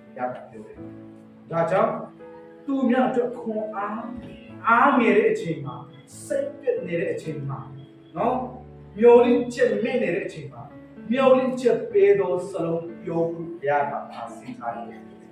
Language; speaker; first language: Burmese; non-native, local second language; Hakha Chin